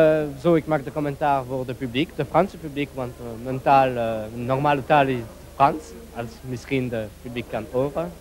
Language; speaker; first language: Dutch; non-native, local second language; French